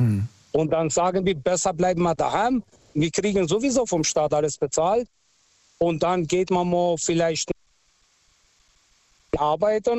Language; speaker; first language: German; non-native, local second language; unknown